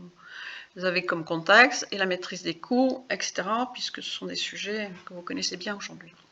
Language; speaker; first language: French; native; French